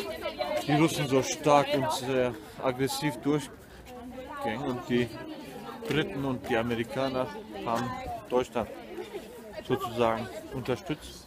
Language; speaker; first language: German; non-native, fluent; Turkish